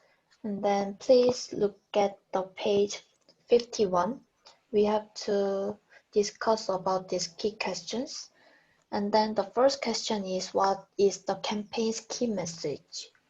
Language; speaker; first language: English; non-native, learner; Korean